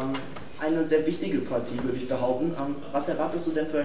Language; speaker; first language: German; native; German